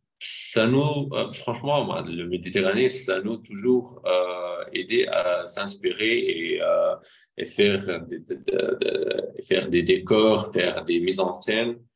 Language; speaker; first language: French; non-native, fluent; Arabic